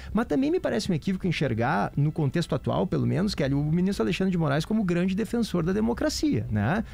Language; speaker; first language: Portuguese; native; Portuguese